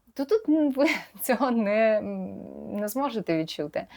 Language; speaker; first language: Ukrainian; non-native, local second language; Russian